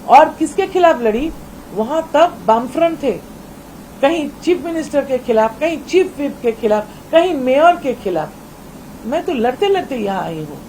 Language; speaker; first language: Hindi; non-native, local second language; Bangla